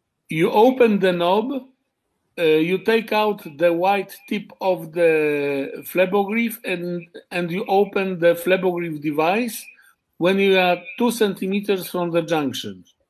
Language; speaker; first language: English; non-native, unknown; Polish